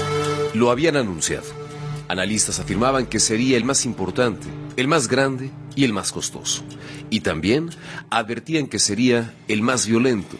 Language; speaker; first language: Spanish; native; Spanish